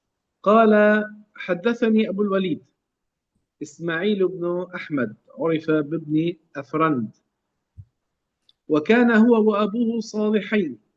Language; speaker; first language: Arabic; native; Arabic